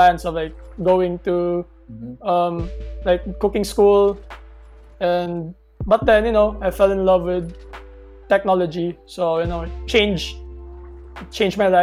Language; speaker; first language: English; non-native, local second language; Cebuano